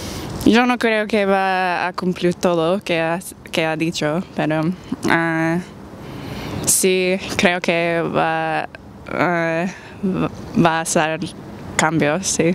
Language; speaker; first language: Spanish; non-native, learner; English